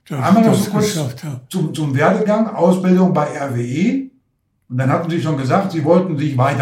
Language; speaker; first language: German; native; German